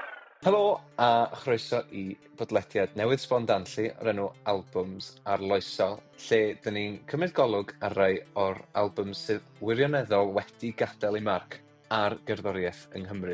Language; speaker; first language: Welsh; native; Welsh